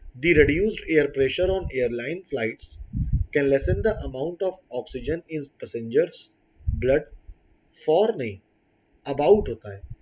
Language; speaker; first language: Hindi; native; Hindi